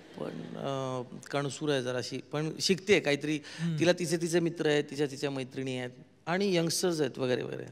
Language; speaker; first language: Marathi; non-native, local second language; Marwari